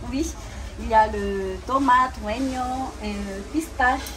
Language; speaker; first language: French; non-native, local second language; Malagasy